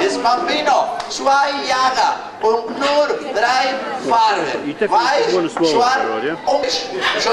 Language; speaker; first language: German; non-native, learner; Spanish